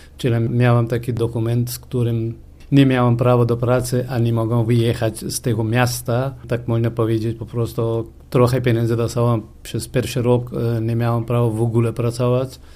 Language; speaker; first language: Polish; non-native, fluent; Persian